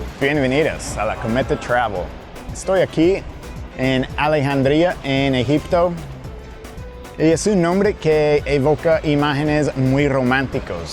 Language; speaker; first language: Spanish; non-native, fluent; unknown